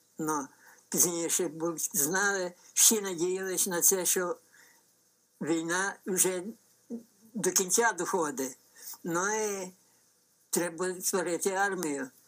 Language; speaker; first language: Ukrainian; native; Ukrainian